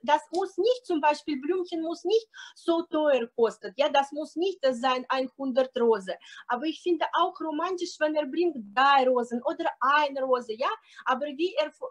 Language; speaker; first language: German; non-native, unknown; Russian